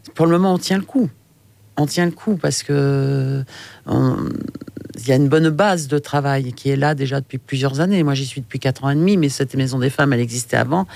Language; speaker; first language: French; native; French